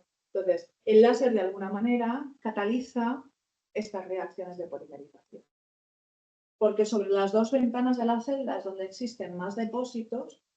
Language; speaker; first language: Spanish; native; Spanish